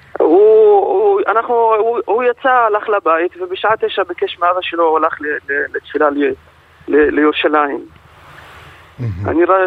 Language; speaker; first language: Hebrew; non-native, local second language; Arabic